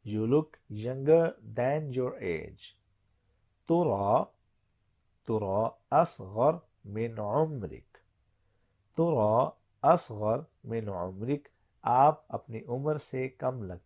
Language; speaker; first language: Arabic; non-native, fluent; Urdu